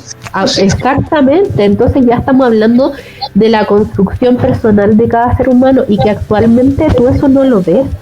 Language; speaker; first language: Spanish; native; Spanish